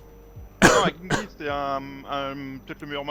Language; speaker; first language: French; native; French